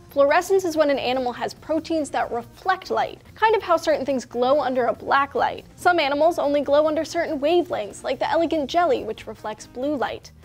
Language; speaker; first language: English; native; English